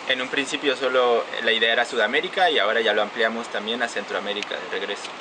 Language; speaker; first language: Spanish; native; Spanish